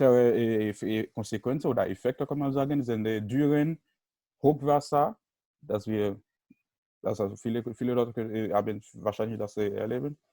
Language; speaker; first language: German; non-native, learner; Haitian Creole